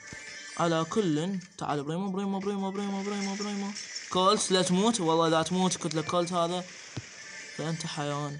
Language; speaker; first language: Arabic; native; Arabic